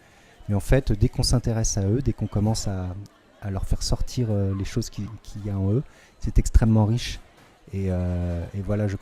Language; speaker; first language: French; native; French